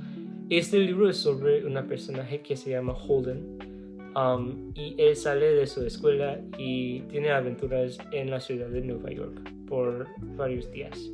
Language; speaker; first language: Spanish; non-native, learner; English